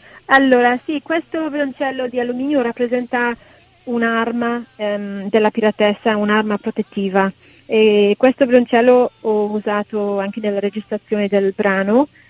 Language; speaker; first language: Italian; non-native, fluent; English